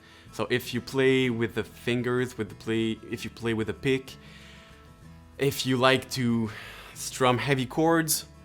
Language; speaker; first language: English; non-native, local second language; French